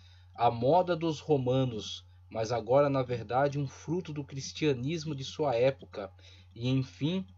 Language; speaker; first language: Portuguese; native; Portuguese